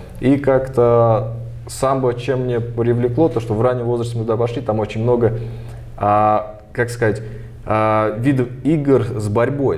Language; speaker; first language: Russian; early bilingual, other home language; Armenian